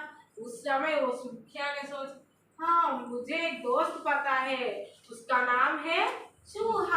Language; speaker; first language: Hindi; non-native, local second language; Telugu